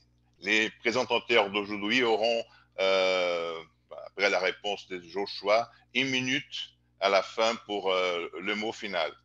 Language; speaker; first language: French; non-native, fluent; Portuguese